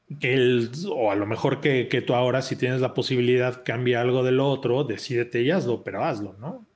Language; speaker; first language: Spanish; native; Spanish